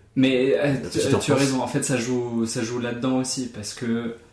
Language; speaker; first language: French; non-native, fluent; German